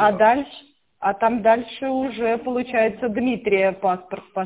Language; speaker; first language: Russian; native; Russian